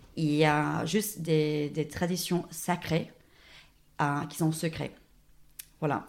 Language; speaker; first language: French; non-native, fluent; English